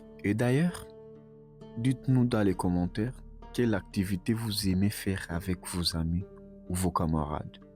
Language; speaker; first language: French; non-native, local second language; Swahili